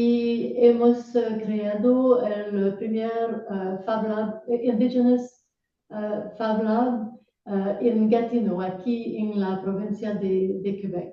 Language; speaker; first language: Spanish; non-native, learner; French